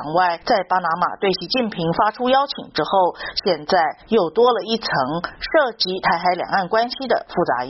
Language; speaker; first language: Chinese; native; Chinese